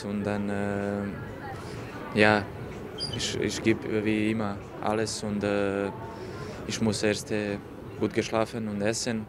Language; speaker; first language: German; non-native, learner; Serbian